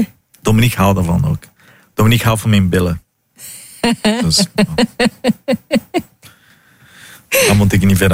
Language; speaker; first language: Dutch; non-native, learner; Portuguese